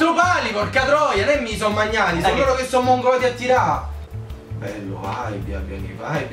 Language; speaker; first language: Italian; native; Italian